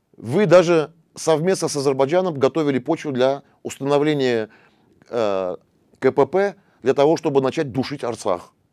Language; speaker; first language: Russian; non-native, local second language; Armenian